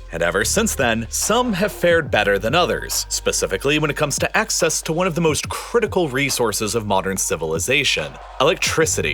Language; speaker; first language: English; native; English